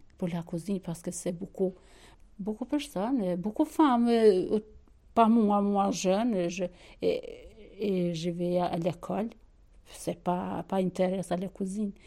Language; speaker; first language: French; non-native, learner; Albanian